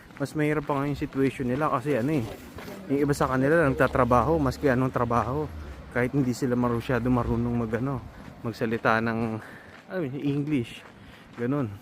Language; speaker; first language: Filipino; native; Filipino